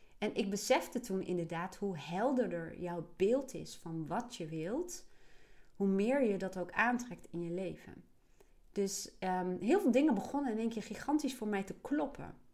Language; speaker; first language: Dutch; native; Dutch